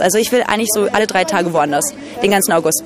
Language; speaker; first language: German; native; German